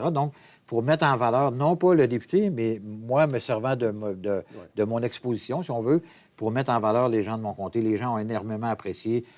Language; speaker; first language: French; native; French